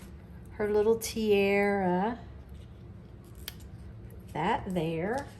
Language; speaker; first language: English; native; English